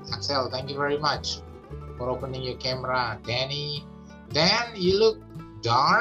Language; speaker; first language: English; non-native, fluent; Indonesian